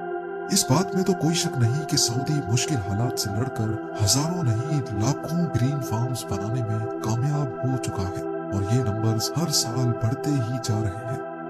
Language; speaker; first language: Urdu; native; Urdu